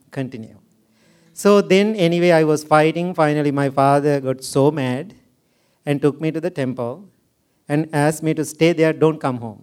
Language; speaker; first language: English; non-native, local second language; Sinhala